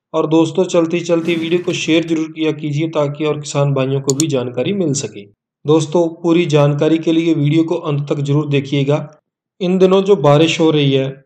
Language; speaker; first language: Hindi; non-native, local second language; Punjabi